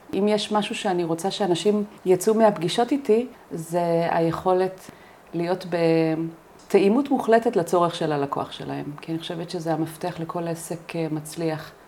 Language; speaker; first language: Hebrew; native; Hebrew